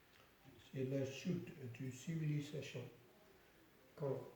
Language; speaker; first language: French; non-native, fluent; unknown